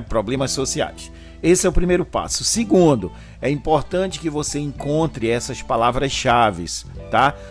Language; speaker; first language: Portuguese; native; Portuguese